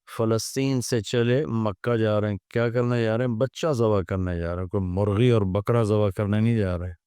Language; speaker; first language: Urdu; non-native, local second language; Punjabi